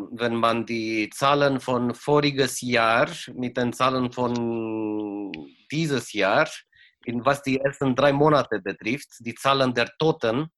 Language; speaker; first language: German; non-native, fluent; Romanian